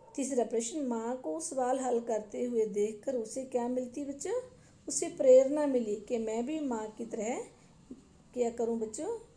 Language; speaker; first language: Hindi; non-native, local second language; Punjabi